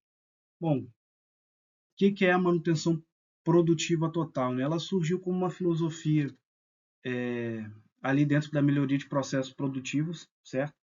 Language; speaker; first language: Portuguese; native; Portuguese